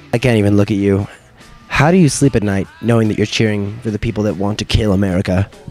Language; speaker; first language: English; native; English